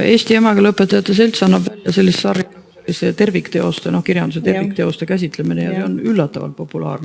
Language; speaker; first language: Estonian; native; Estonian